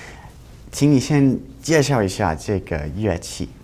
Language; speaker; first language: Chinese; non-native, fluent; English